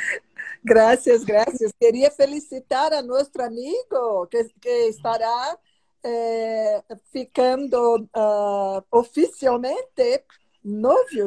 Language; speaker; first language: Spanish; non-native, fluent; Portuguese